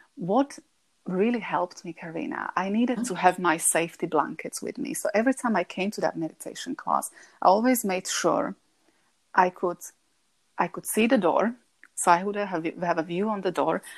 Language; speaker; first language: English; non-native, fluent; Slovak